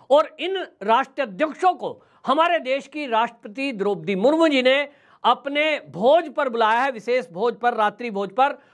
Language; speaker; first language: Hindi; native; Hindi